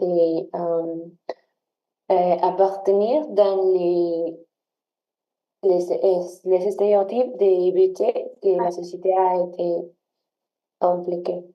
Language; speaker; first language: French; non-native, learner; Spanish